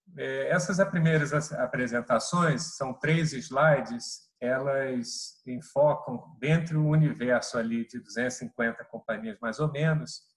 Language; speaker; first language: Portuguese; native; Portuguese